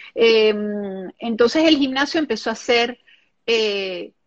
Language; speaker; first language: Spanish; non-native, local second language; German